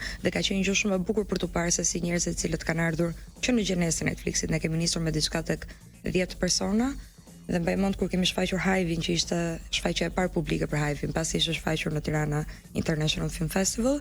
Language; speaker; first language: Albanian; native; Albanian